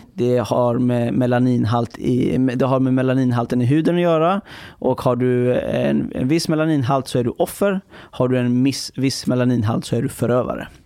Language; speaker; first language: Swedish; early bilingual, other home language; Persian